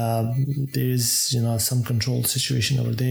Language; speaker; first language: English; non-native, local second language; Urdu